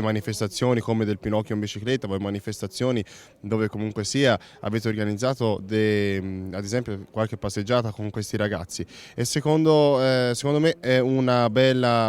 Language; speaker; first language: Italian; native; Italian